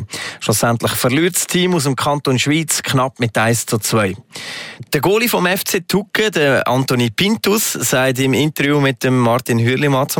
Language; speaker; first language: German; native; German